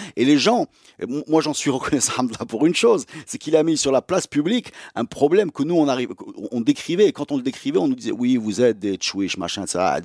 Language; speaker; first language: French; non-native, local second language; Arabic